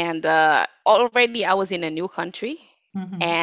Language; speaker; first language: English; non-native, fluent; Wolof